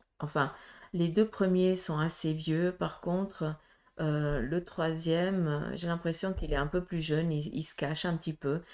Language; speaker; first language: French; native; French